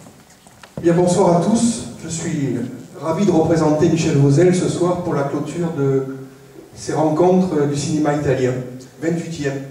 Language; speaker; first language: French; native; French